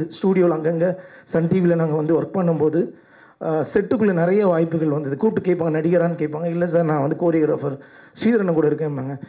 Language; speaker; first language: Tamil; native; Tamil